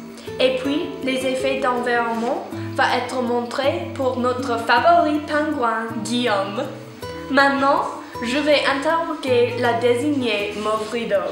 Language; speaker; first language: French; non-native, learner; English